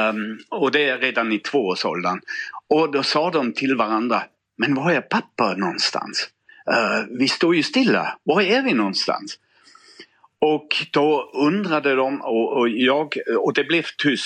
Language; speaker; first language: Swedish; non-native, fluent; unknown